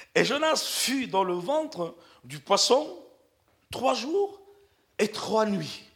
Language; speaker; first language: French; native; French